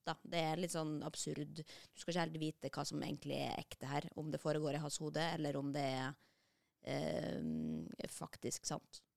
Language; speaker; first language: Norwegian; native; Norwegian